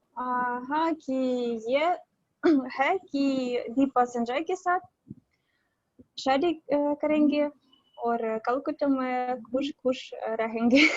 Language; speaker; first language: Hindi; non-native, learner; Russian